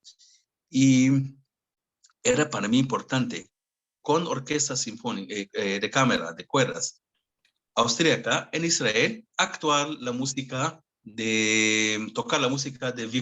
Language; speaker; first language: Spanish; non-native, fluent; Hebrew